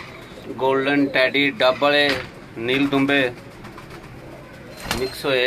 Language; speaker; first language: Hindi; non-native, local second language; Punjabi